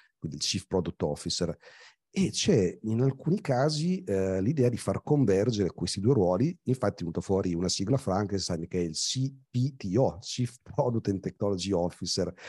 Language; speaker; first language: Italian; native; Italian